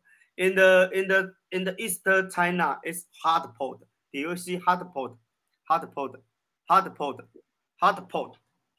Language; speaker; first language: English; non-native, learner; Chinese